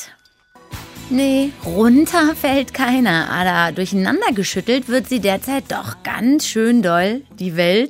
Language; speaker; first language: German; native; German